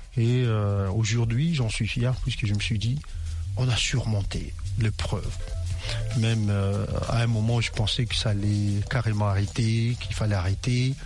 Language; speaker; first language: French; non-native, local second language; Lingala